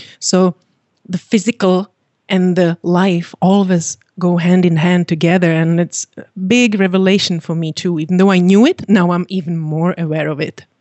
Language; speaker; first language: English; non-native, fluent; Czech